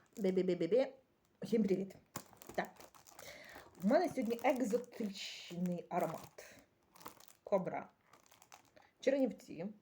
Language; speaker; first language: Ukrainian; native; Ukrainian